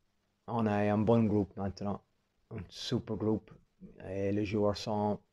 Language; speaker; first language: French; non-native, fluent; English